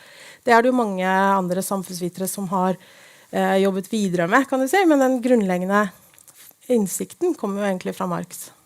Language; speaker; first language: Norwegian; native; Norwegian